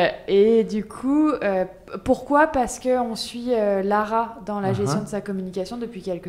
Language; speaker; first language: French; native; French